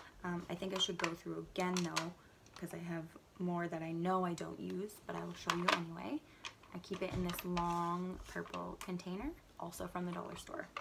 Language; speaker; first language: English; native; English